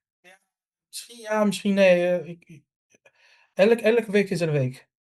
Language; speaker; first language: Dutch; non-native, learner; Portuguese